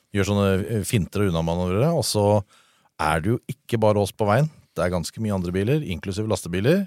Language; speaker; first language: Norwegian; native; Norwegian